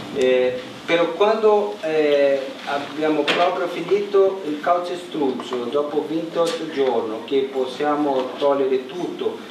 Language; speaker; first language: Italian; non-native, learner; Portuguese